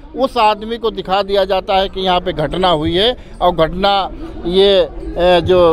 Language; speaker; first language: Hindi; native; Hindi